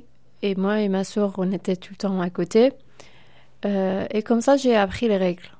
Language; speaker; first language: French; non-native, fluent; Persian